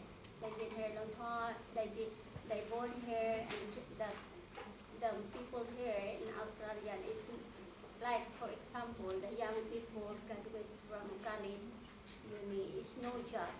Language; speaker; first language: English; non-native, learner; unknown